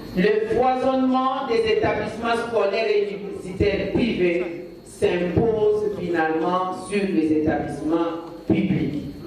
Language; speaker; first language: French; non-native, local second language; Lingala